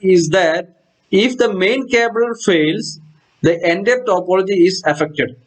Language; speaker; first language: English; non-native, local second language; Malayalam